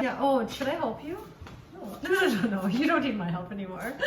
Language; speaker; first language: English; native; English